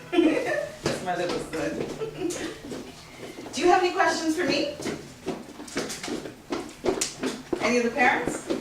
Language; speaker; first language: English; early bilingual, other home language; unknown